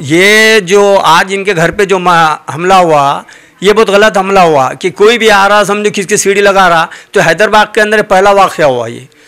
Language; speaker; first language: Hindi; non-native, local second language; Urdu